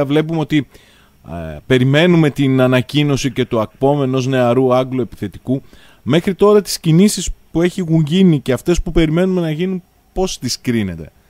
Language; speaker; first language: Greek; native; Greek